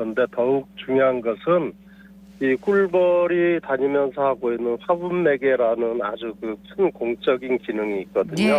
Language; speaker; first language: Korean; native; Korean